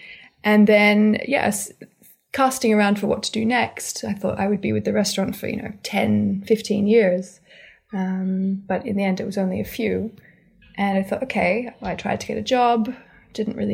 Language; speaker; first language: English; native; English